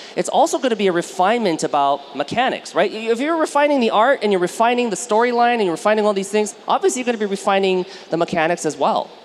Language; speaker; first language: English; native; English